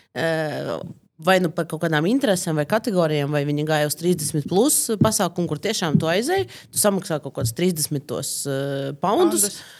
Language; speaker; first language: Latvian; non-native, local second language; Russian